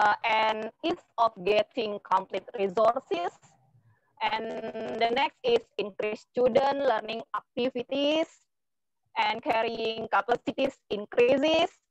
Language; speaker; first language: English; non-native, learner; Indonesian